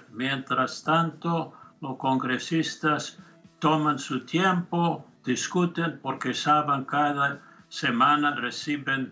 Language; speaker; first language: Spanish; non-native, fluent; English